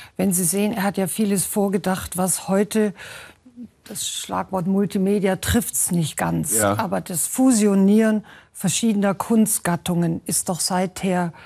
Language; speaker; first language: German; native; German